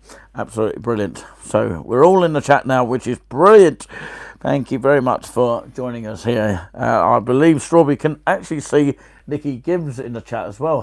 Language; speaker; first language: English; native; English